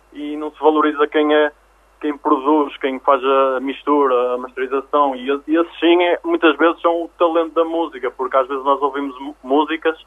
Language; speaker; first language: Portuguese; early bilingual, other home language; French